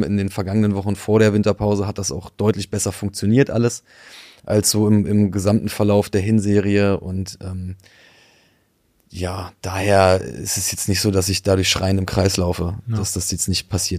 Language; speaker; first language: German; native; German